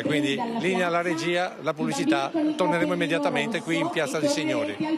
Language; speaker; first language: Italian; native; Italian